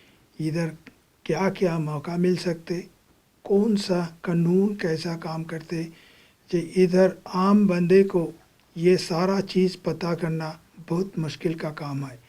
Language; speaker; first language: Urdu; non-native, fluent; Bangla